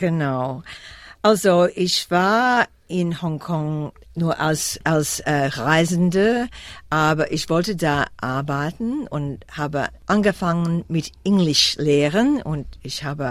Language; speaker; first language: German; non-native, fluent; English